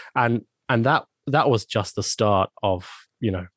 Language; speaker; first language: English; native; English